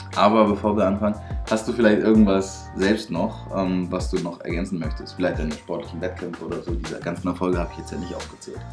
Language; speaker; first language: German; native; German